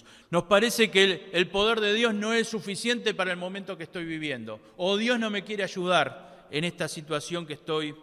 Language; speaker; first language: Spanish; native; Spanish